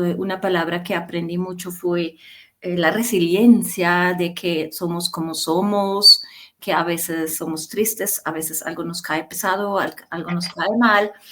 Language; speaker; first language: Spanish; non-native, fluent; German